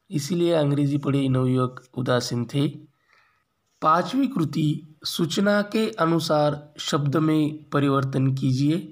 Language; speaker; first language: Hindi; non-native, local second language; Marathi